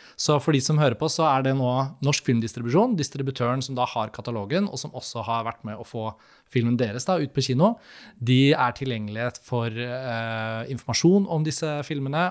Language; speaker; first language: Norwegian; native; Norwegian